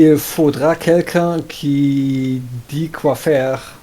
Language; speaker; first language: French; non-native, learner; German